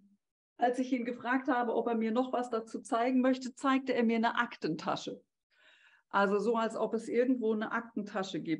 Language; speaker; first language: German; native; German